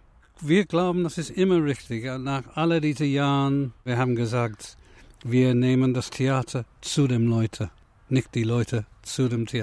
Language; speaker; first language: German; non-native, fluent; English